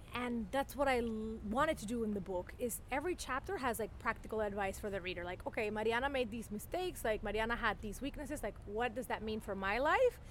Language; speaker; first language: English; non-native, fluent; Spanish